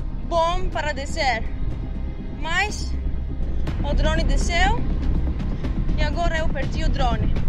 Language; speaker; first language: Portuguese; non-native, learner; Greek